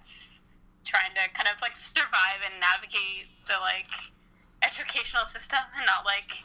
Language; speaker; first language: English; native; English